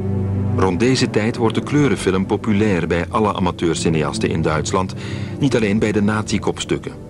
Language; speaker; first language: Dutch; native; Dutch